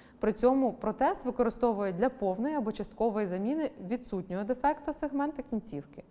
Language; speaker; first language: Ukrainian; native; Ukrainian